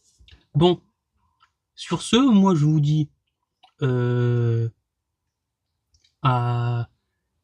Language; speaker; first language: French; native; French